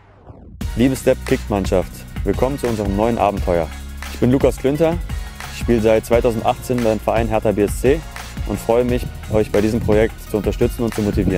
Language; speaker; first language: German; native; German